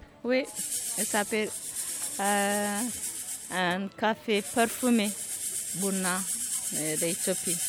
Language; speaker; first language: French; non-native, learner; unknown